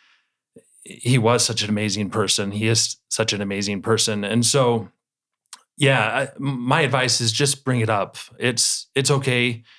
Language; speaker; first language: English; native; English